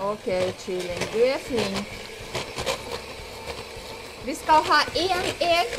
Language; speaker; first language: Norwegian; non-native, learner; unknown